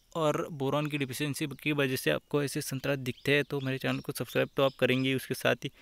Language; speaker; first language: Hindi; non-native, local second language; Marathi